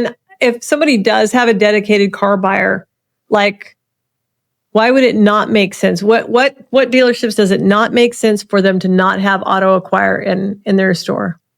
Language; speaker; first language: English; native; English